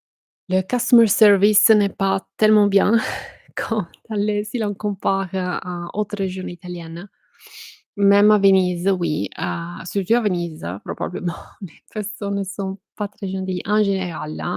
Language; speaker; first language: French; non-native, fluent; Italian